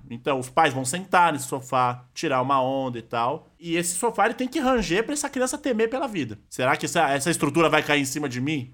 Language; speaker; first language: Portuguese; native; Portuguese